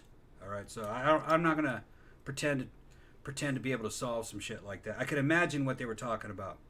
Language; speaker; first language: English; native; English